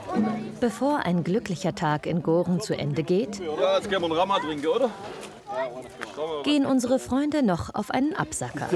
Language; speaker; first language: German; native; German